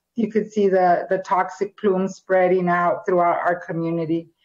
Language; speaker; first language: English; native; English